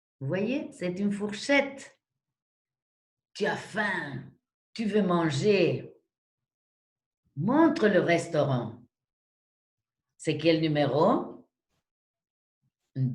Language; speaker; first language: French; non-native, fluent; Spanish